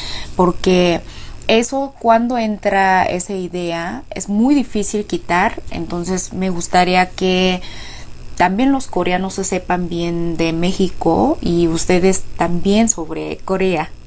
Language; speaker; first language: Spanish; non-native, fluent; Korean